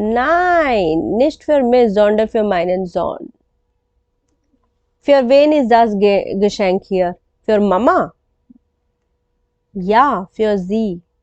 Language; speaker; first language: German; non-native, fluent; Hindi